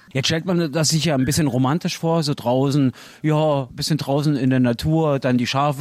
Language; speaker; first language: German; native; German